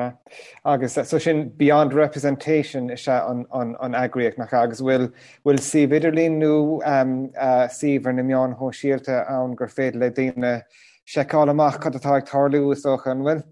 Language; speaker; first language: Irish; non-native, local second language; English